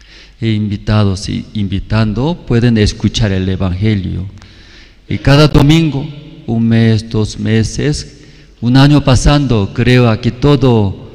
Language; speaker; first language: Spanish; non-native, fluent; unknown